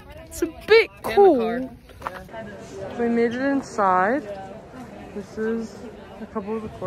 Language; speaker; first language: English; native; English